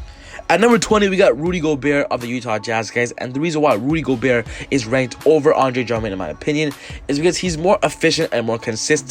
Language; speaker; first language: English; native; English